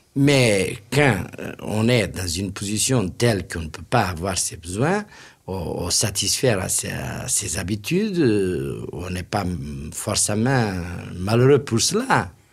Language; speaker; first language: French; non-native, fluent; Portuguese